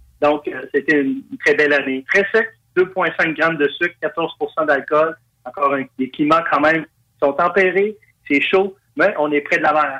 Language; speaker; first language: French; native; French